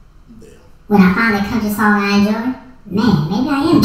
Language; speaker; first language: English; native; English